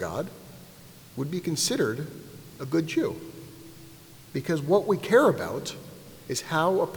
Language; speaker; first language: English; native; English